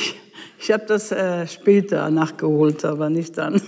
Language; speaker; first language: German; non-native, fluent; English